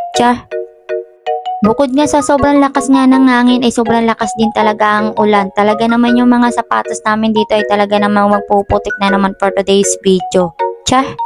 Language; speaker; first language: Filipino; native; Filipino